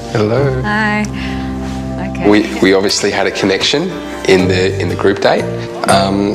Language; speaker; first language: English; native; English